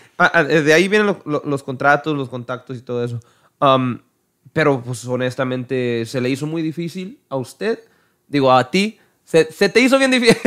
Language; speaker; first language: Spanish; early bilingual, heritage; Spanish